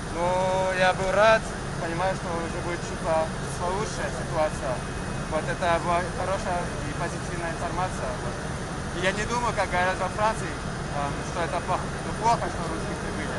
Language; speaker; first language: Russian; early bilingual, heritage; French